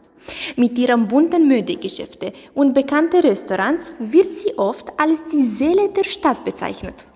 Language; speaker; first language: German; non-native, learner; Romanian